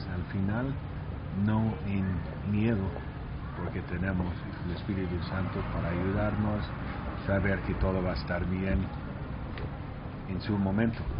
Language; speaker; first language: Spanish; early bilingual, heritage; Spanish